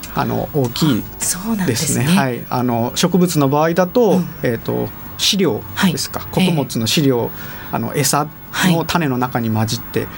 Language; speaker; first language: Japanese; native; Japanese